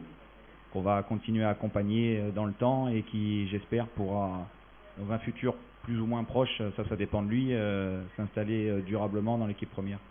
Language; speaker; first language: French; native; French